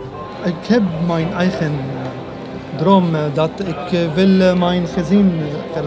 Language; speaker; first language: Dutch; non-native, learner; Arabic